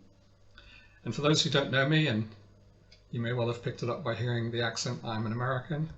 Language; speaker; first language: English; native; English